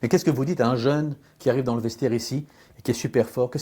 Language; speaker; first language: French; native; French